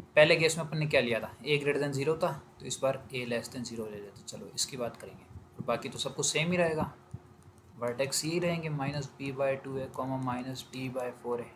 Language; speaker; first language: Hindi; native; Hindi